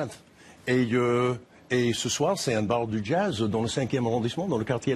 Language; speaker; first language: French; non-native, fluent; English